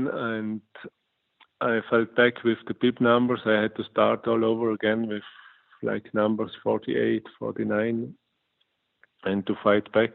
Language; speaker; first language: English; non-native, fluent; German